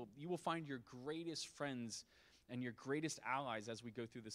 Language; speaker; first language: English; native; English